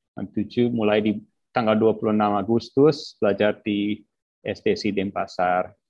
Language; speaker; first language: Indonesian; non-native, fluent; English